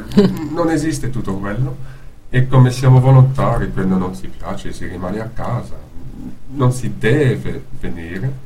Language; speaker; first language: Italian; non-native, fluent; Dutch